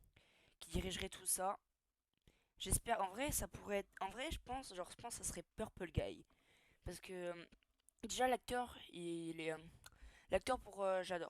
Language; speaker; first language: French; native; French